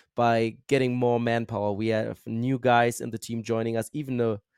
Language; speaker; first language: English; non-native, fluent; German